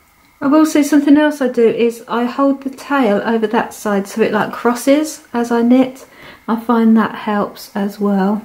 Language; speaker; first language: English; native; English